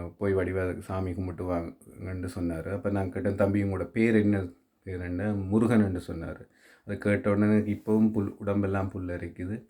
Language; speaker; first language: Tamil; native; Tamil